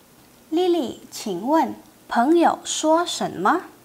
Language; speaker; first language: Chinese; non-native, fluent; Indonesian